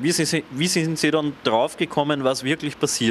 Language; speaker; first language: German; native; German